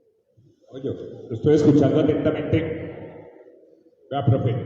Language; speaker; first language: Spanish; native; Spanish